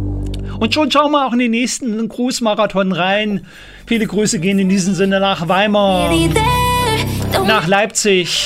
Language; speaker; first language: German; native; German